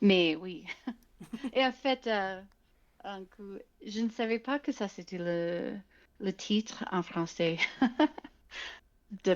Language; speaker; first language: French; non-native, fluent; English